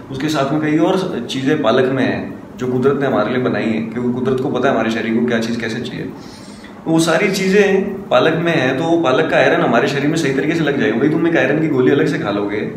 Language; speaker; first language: Hindi; native; Hindi